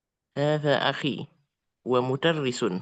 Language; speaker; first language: Arabic; non-native, learner; Indonesian